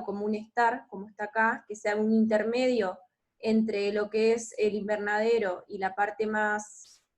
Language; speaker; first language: Spanish; native; Spanish